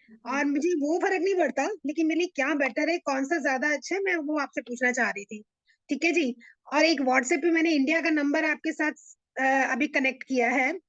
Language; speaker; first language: Hindi; native; Hindi